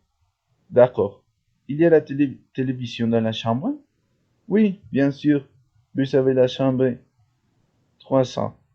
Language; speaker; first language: French; non-native, learner; Spanish